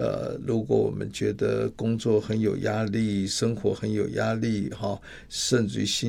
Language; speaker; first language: Chinese; native; Chinese